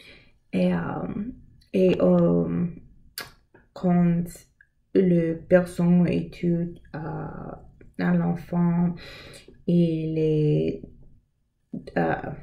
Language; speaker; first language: French; non-native, learner; English